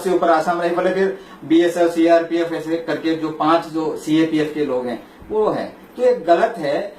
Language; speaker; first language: Hindi; non-native, local second language; Malayalam